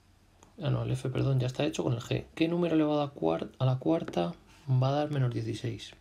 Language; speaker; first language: Spanish; native; Spanish